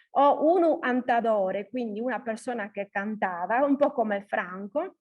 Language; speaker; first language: Italian; native; Italian